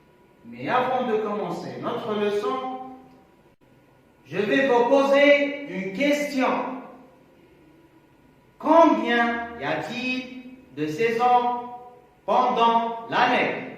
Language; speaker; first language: French; non-native, local second language; Arabic